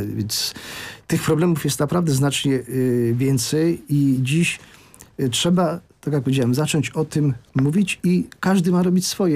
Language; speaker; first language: Polish; native; Polish